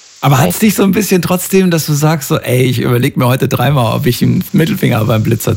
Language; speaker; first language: German; native; German